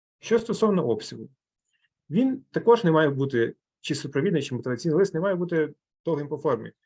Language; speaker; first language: Ukrainian; native; Ukrainian